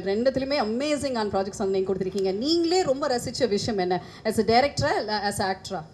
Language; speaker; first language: Tamil; native; Tamil